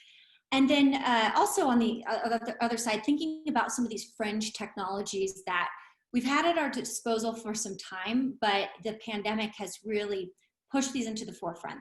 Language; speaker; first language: English; native; English